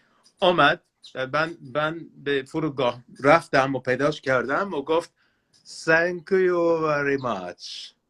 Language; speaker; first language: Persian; non-native, learner; English